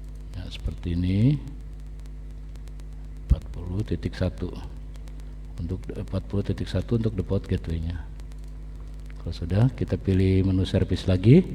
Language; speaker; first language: Indonesian; native; Indonesian